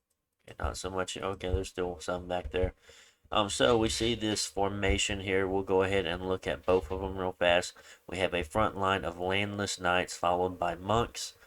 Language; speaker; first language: English; native; English